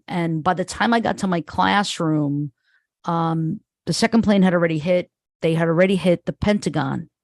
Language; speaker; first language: English; native; English